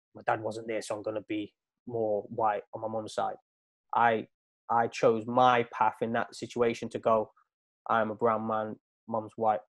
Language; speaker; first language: English; native; English